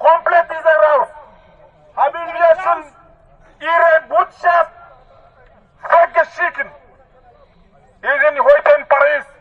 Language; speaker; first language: German; non-native, learner; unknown